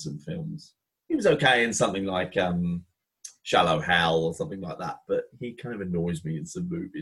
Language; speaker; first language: English; native; English